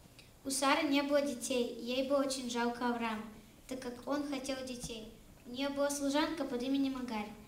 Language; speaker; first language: Russian; early bilingual, heritage; Russian